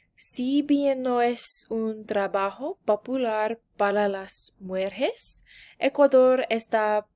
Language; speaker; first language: Spanish; non-native, learner; English